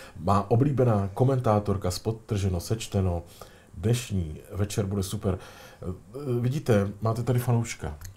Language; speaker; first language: Czech; native; Czech